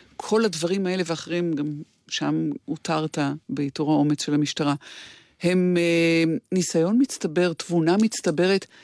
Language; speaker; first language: Hebrew; native; Hebrew